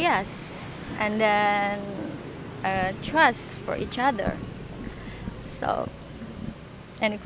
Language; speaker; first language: English; non-native, learner; Indonesian